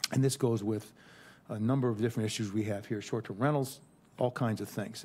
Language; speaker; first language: English; native; English